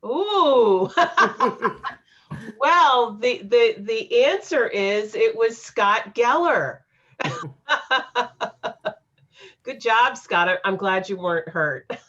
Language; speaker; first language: English; native; English